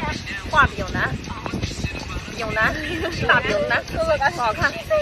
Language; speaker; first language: Chinese; native; Chinese